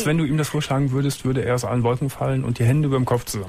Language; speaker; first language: German; native; German